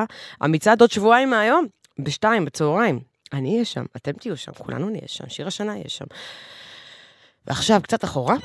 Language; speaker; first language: Hebrew; native; Hebrew